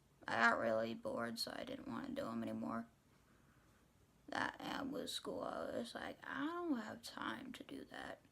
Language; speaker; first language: English; native; English